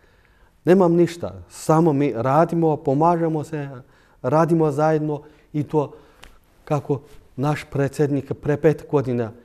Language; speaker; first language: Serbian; non-native, fluent; Chinese